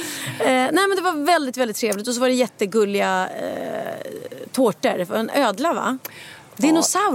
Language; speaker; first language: Swedish; native; Swedish